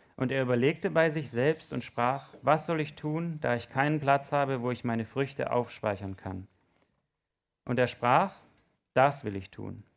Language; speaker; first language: German; native; German